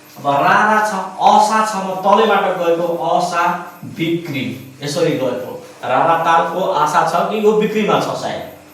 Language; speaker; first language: Nepali; non-native, local second language; Maithili